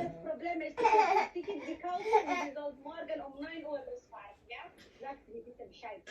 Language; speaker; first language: German; non-native, learner; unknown